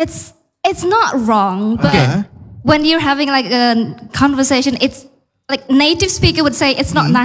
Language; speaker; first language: English; non-native, fluent; Indonesian